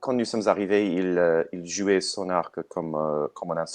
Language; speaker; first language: French; non-native, learner; English